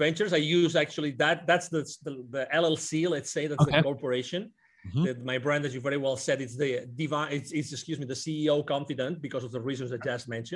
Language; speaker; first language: English; non-native, fluent; Spanish